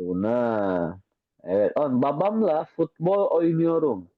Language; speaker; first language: Turkish; non-native, fluent; Indonesian